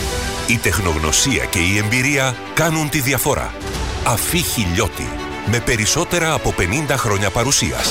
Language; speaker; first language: Greek; native; Greek